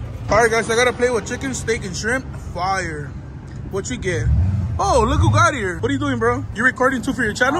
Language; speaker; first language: English; early bilingual, other home language; Spanish